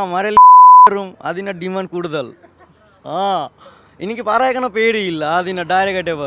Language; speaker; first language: Malayalam; non-native, learner; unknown